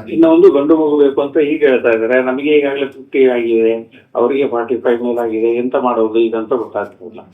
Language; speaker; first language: Kannada; native; Kannada